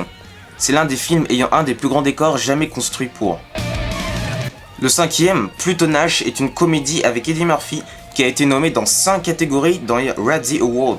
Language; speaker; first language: French; native; French